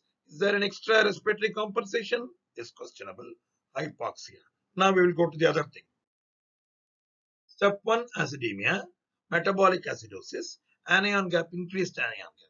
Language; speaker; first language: English; non-native, local second language; Tamil